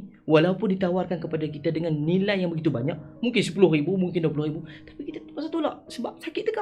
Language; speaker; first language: Malay; native; Malay